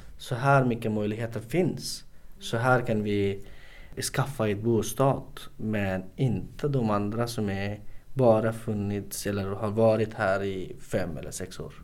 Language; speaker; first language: Swedish; non-native, fluent; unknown